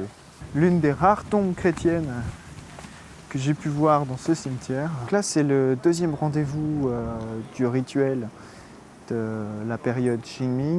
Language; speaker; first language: French; native; French